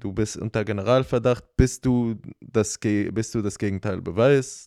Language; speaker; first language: German; non-native, fluent; Arabic